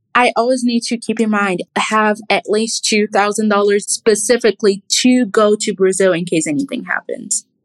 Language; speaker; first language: English; non-native, fluent; Portuguese